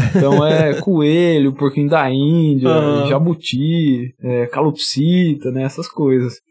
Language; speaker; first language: Portuguese; native; Portuguese